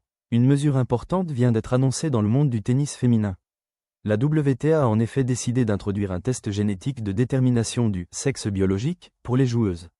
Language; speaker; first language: French; native; French